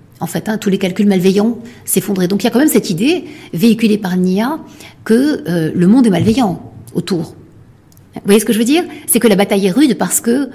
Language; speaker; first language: French; non-native, local second language; Arabic